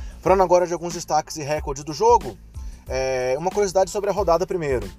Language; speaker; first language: Portuguese; native; Portuguese